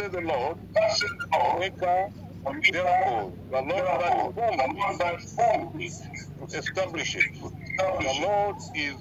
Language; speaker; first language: English; non-native, local second language; Bemba